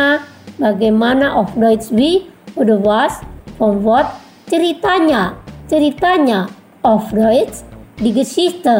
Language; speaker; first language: German; non-native, fluent; Indonesian